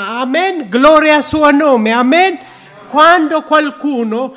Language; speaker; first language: Italian; non-native, learner; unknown